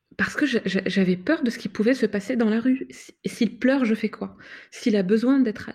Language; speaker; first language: French; non-native, local second language; Arabic